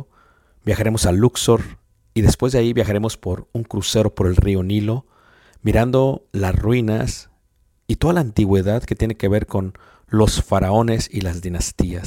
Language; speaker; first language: Spanish; native; Spanish